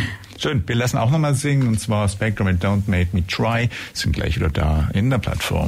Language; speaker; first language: German; native; German